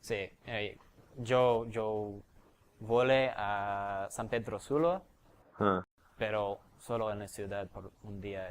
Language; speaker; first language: Spanish; non-native, learner; English